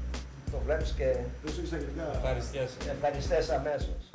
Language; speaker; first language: Greek; early bilingual, heritage; Greek